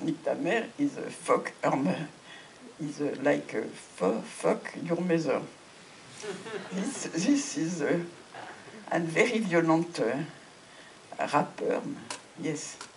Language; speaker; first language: English; non-native, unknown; French